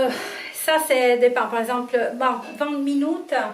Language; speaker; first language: French; non-native, learner; Italian